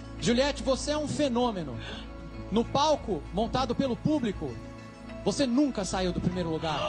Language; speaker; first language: Portuguese; native; Portuguese